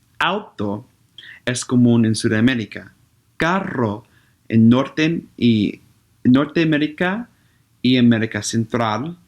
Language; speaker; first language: Spanish; non-native, learner; English